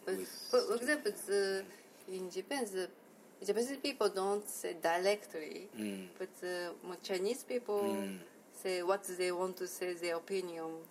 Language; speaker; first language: English; non-native, learner; Japanese